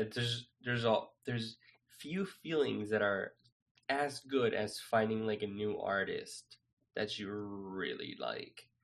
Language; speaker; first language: English; non-native, fluent; Spanish